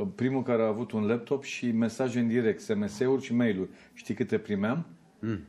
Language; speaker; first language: Romanian; native; Romanian